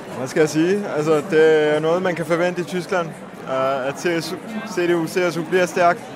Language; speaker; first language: Danish; early bilingual, heritage; Danish